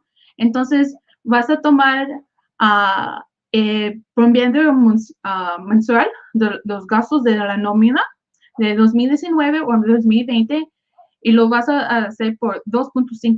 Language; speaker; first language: Spanish; early bilingual, other home language; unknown